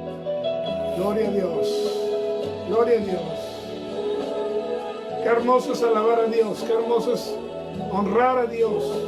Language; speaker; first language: Spanish; native; Spanish